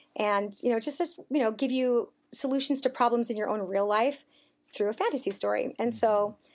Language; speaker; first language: English; native; English